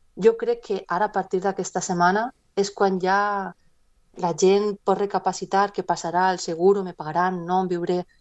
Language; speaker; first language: Catalan; non-native, local second language; Spanish